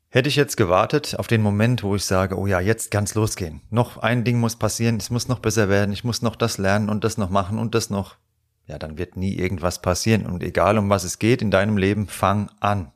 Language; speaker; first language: German; native; German